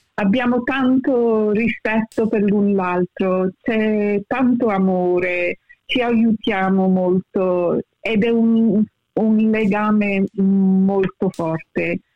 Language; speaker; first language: Italian; early bilingual, heritage; Italian